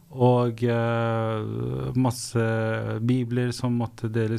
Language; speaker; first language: Norwegian; non-native, fluent; Persian